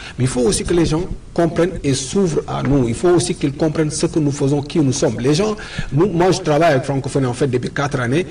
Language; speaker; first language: French; non-native, local second language; Wolof